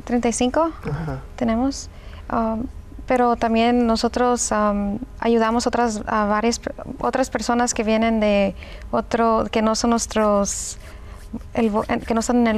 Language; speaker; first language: Spanish; early bilingual, heritage; Spanish